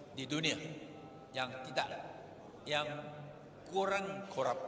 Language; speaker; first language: Malay; non-native, local second language; Chinese